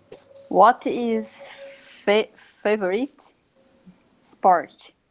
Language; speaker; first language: English; non-native, learner; Portuguese